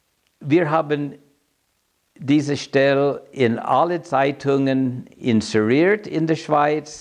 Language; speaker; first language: German; non-native, fluent; English